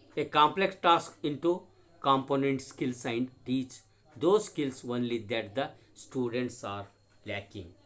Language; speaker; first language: English; non-native, local second language; Kannada